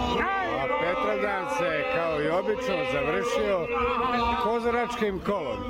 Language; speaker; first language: Croatian; native; Croatian